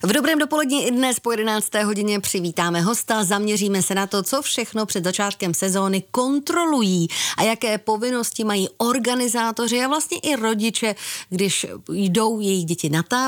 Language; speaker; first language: Czech; native; Czech